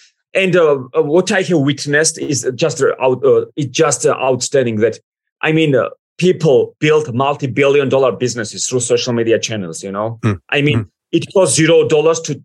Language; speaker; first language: English; non-native, fluent; Georgian